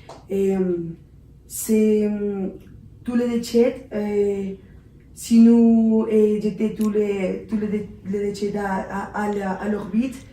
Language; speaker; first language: French; non-native, learner; Spanish